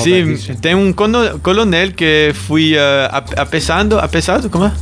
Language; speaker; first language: Portuguese; non-native, learner; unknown